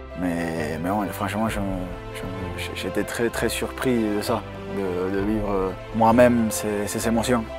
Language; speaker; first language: French; non-native, learner; Spanish